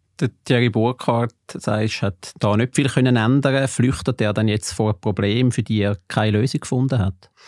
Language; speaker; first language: German; native; German